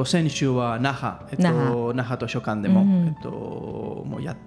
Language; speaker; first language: Japanese; non-native, learner; Spanish